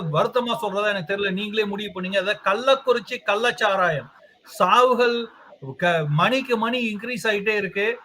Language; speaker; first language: Tamil; native; Tamil